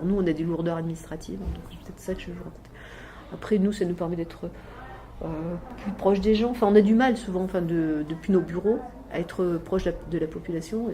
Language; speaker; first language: French; native; French